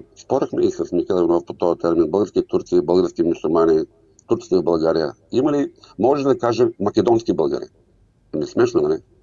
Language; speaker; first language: Bulgarian; non-native, local second language; Turkish